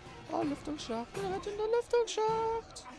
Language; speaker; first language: German; native; German